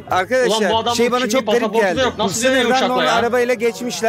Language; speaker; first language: Turkish; native; Turkish